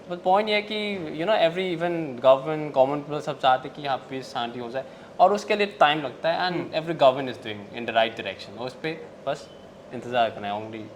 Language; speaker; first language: Hindi; non-native, local second language; Manipuri